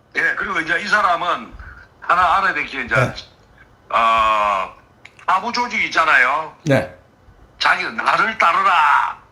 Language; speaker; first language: Korean; native; Korean